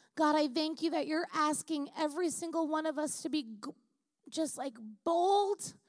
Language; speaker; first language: English; native; English